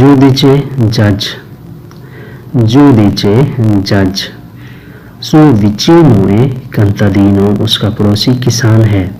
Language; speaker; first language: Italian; non-native, fluent; Urdu